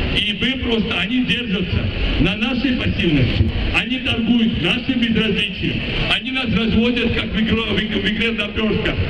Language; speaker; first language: Russian; non-native, local second language; Georgian